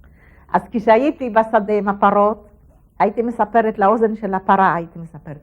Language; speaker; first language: Hebrew; non-native, fluent; Polish